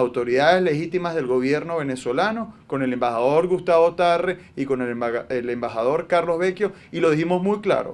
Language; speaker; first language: Spanish; native; Spanish